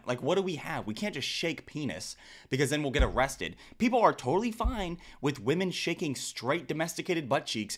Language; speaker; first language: English; native; English